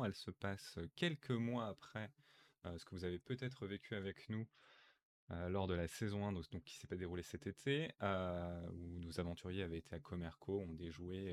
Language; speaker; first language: French; native; French